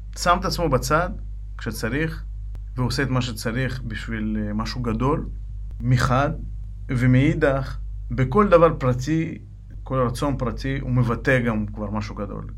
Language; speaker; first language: Hebrew; non-native, fluent; Russian